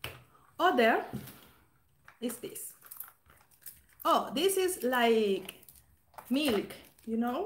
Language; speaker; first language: English; non-native, learner; Spanish